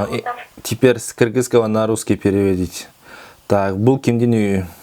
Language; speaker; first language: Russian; non-native, local second language; Kyrgyz